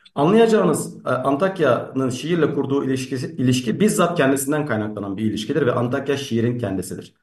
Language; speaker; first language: Turkish; native; Turkish